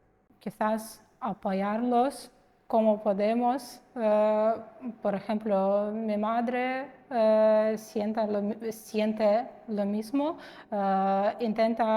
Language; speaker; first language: Spanish; non-native, fluent; Russian